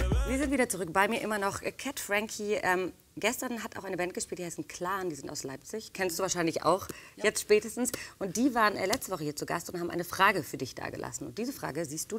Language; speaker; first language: German; native; German